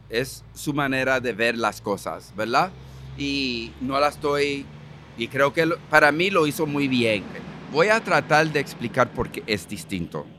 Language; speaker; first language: Spanish; early bilingual, heritage; Spanish